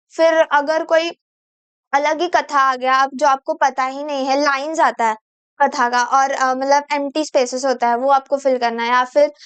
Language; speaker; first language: Hindi; non-native, local second language; Marathi